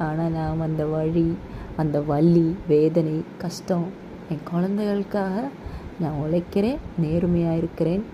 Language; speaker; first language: Tamil; non-native, learner; Malayalam